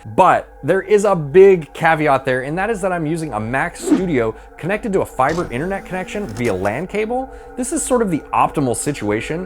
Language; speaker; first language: English; native; English